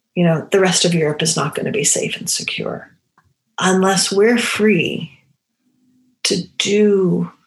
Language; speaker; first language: English; early bilingual, other home language; Romany